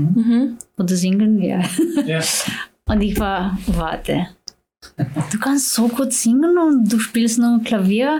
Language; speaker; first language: German; non-native, learner; Slovenian